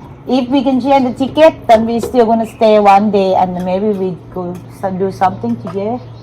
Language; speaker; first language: English; non-native, fluent; Thai